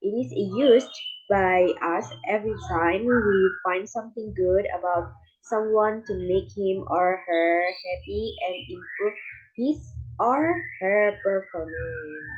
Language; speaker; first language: English; non-native, fluent; Indonesian